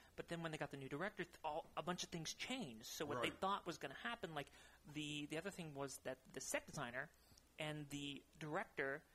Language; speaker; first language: English; native; English